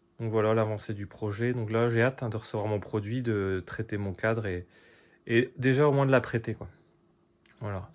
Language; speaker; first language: French; native; French